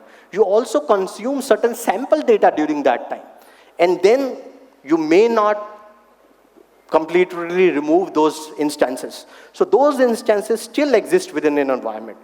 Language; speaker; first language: English; non-native, local second language; Hindi